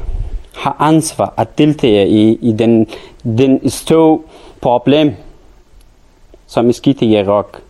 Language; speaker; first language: Danish; non-native, learner; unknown